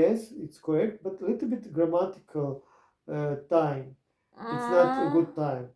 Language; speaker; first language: English; non-native, learner; Croatian